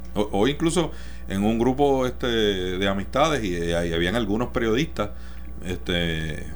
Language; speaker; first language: Spanish; native; Spanish